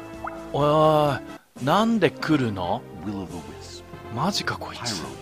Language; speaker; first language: Japanese; native; Japanese